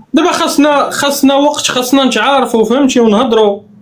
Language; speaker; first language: Arabic; native; Arabic